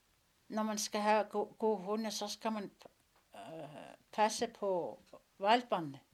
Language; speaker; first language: Danish; non-native, local second language; Kalaallisut